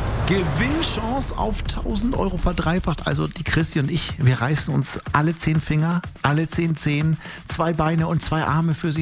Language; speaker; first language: German; native; German